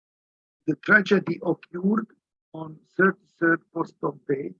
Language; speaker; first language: English; non-native, fluent; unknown